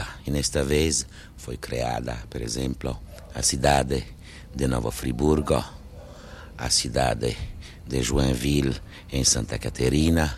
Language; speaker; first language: Portuguese; non-native, fluent; French